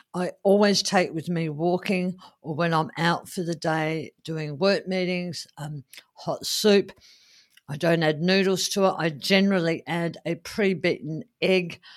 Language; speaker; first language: English; native; English